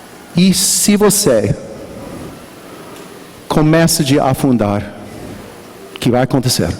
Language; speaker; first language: Portuguese; non-native, learner; English